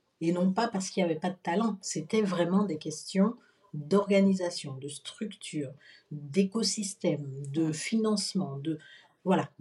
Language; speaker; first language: French; native; French